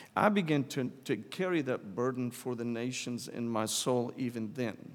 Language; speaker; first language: English; non-native, fluent; Arabic